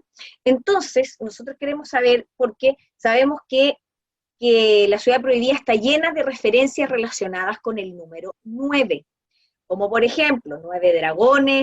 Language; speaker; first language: Spanish; native; Spanish